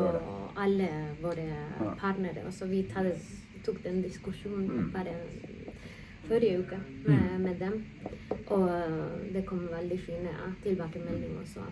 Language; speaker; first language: Norwegian; non-native, fluent; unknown